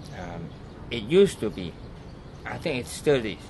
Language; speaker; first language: English; non-native, local second language; Cantonese